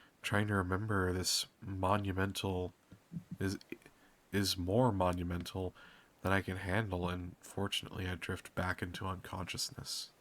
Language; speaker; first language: English; native; English